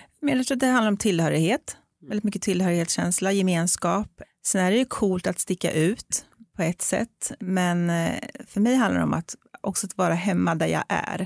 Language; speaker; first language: Swedish; native; Swedish